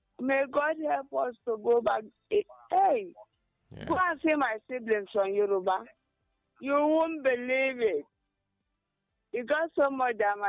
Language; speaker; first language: English; non-native, local second language; Igbo